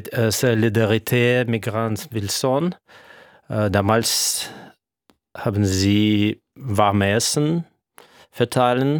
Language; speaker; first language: German; non-native, fluent; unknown